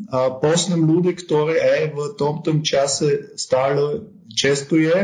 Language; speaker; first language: Slovak; non-native, learner; German